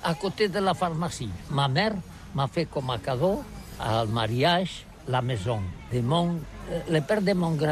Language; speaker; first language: French; non-native, learner; Catalan